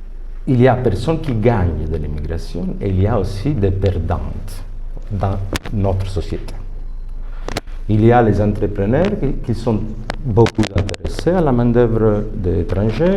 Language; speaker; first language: French; non-native, fluent; Italian